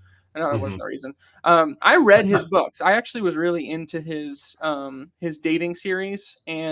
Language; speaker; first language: English; native; English